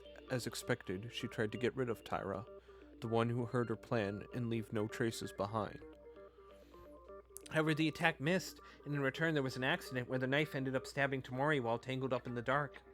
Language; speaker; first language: English; native; English